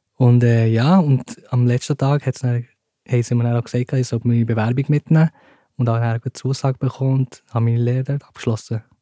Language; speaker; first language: German; early bilingual, other home language; Turkish